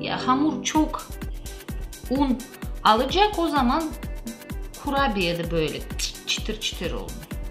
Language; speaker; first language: Turkish; non-native, learner; Russian